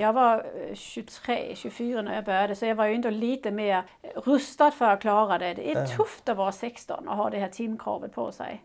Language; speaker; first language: Swedish; non-native, fluent; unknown